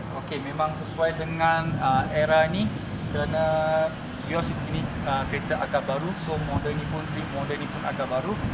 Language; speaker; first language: Malay; native; Malay